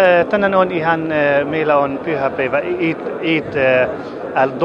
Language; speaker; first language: Finnish; non-native, learner; Kurdish